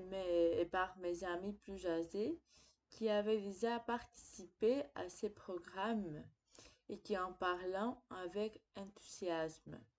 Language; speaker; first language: French; non-native, fluent; Greek